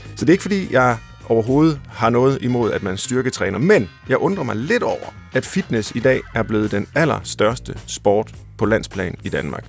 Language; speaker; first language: Danish; native; Danish